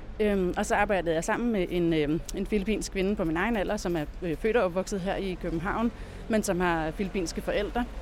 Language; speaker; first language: Danish; native; Danish